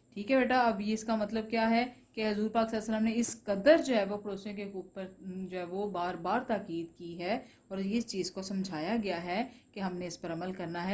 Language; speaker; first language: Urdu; non-native, local second language; Punjabi